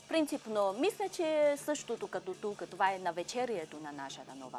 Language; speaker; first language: Bulgarian; non-native, fluent; Chinese